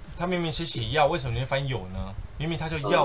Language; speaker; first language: Chinese; native; Chinese